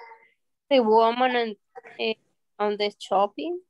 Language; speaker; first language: English; non-native, learner; Spanish